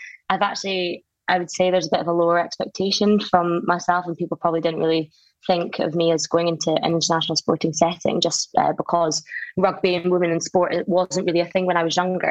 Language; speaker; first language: English; native; English